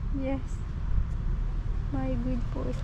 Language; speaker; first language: English; non-native, learner; Turkish